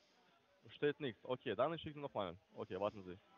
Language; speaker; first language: German; non-native, learner; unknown